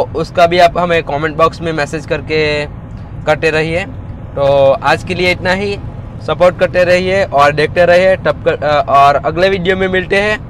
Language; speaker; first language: Hindi; non-native, local second language; Gujarati